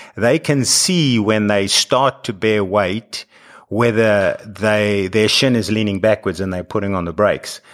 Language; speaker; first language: English; native; English